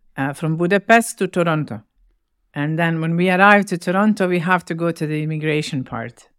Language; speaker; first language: English; non-native, fluent; Bosnian